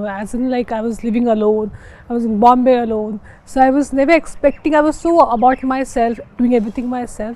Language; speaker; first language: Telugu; non-native, fluent; Hindi